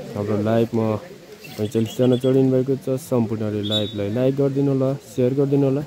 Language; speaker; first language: Nepali; native; Nepali